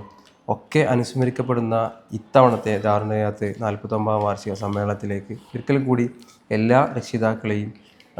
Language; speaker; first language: Malayalam; native; Malayalam